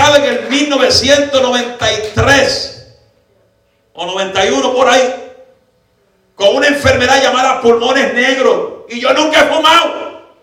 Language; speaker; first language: Spanish; early bilingual, heritage; Spanish